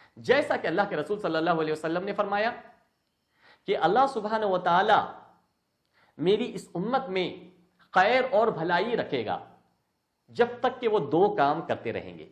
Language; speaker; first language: Urdu; native; Urdu